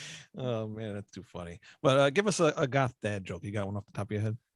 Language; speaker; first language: English; native; English